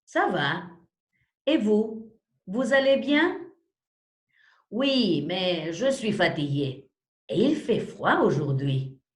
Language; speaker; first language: French; non-native, fluent; Spanish